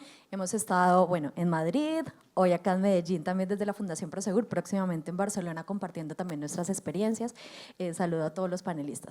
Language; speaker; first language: Spanish; native; Spanish